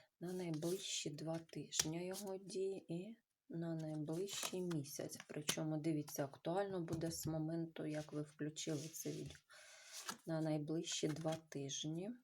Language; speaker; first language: Ukrainian; non-native, local second language; Russian